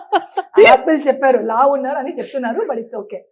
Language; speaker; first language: Telugu; non-native, local second language; Tulu